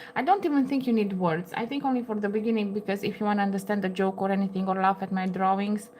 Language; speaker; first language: English; non-native, fluent; Romanian